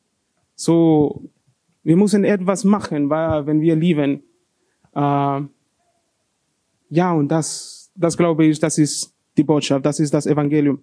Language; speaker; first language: German; non-native, learner; Spanish